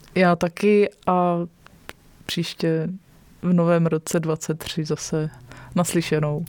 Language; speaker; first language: Czech; native; Czech